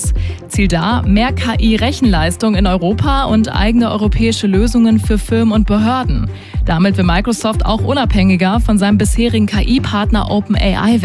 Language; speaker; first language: German; native; German